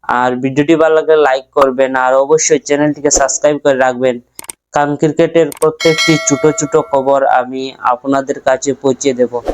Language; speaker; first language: Bangla; non-native, local second language; Sylheti